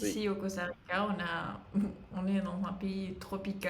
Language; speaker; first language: French; non-native, fluent; Spanish